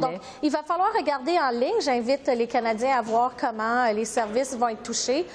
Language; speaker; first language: French; native; French